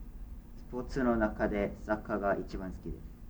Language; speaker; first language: Japanese; non-native, learner; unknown